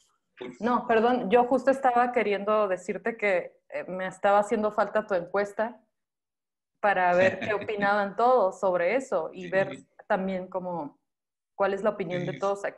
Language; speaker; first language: Spanish; native; Spanish